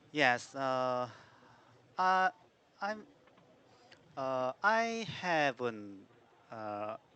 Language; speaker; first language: English; non-native, learner; Korean